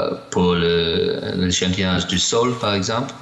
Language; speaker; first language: French; non-native, learner; English